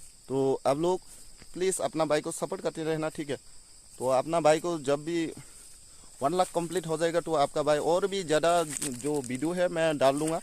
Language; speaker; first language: Hindi; non-native, local second language; Kok Borok